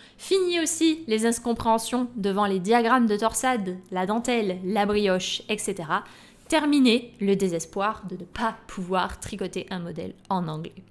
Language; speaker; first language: French; native; French